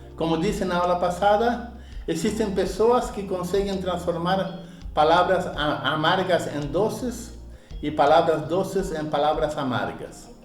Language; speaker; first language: Portuguese; early bilingual, other home language; Spanish